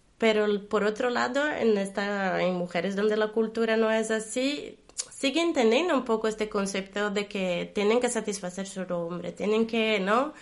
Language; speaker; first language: Spanish; non-native, fluent; Portuguese